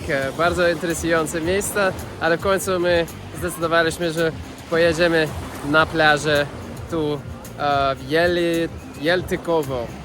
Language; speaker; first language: Polish; non-native, learner; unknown